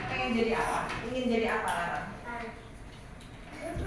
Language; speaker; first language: Indonesian; native; Indonesian